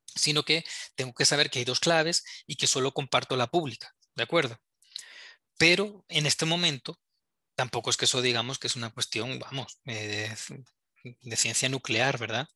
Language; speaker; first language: Spanish; native; Spanish